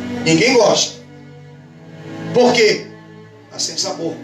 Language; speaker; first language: Portuguese; native; Portuguese